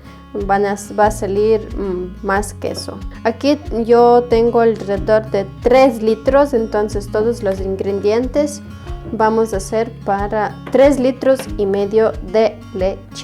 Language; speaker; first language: Spanish; non-native, fluent; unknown